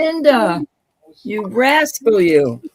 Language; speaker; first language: English; native; English